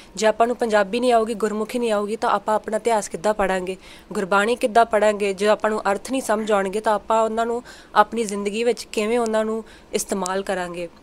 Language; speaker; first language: Punjabi; early bilingual, heritage; Punjabi